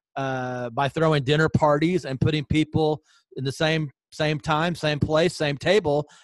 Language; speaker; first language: English; native; English